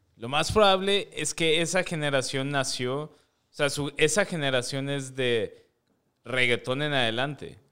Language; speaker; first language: Spanish; native; Spanish